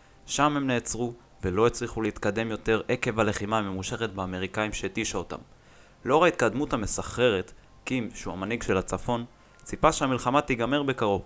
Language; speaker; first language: Hebrew; native; Hebrew